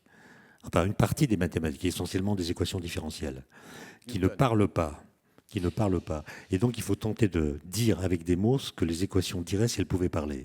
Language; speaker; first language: French; native; French